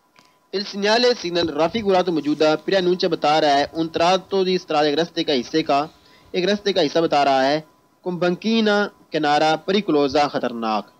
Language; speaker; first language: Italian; non-native, fluent; Urdu